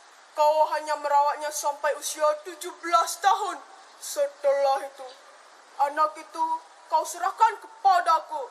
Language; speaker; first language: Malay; non-native, local second language; Balinese